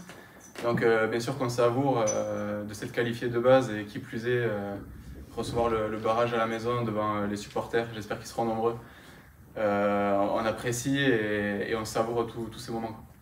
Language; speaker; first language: French; native; French